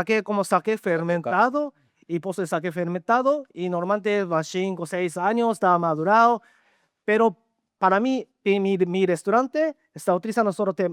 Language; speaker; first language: Spanish; non-native, learner; Japanese